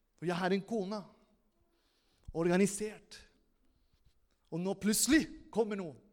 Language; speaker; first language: Norwegian; non-native, fluent; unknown